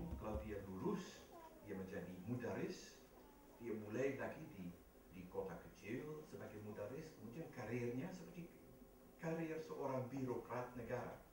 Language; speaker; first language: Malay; non-native, fluent; Dutch